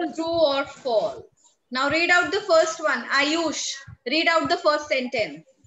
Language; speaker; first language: English; non-native, local second language; Hindi